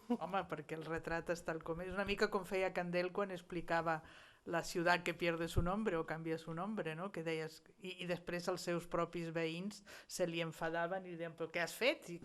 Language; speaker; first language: Catalan; non-native, fluent; Spanish